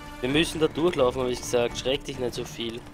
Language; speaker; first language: German; native; German